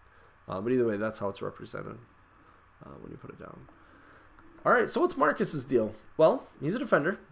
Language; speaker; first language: English; native; English